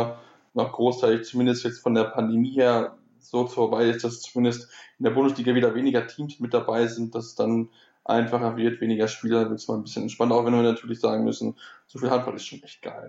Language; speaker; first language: German; native; German